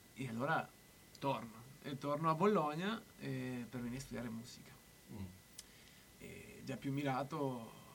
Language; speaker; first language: Italian; non-native, fluent; Spanish